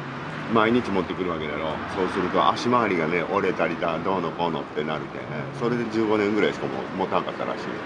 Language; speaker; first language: Japanese; native; Japanese